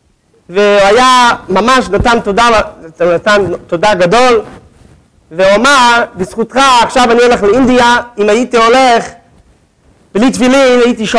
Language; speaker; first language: Hebrew; non-native, fluent; French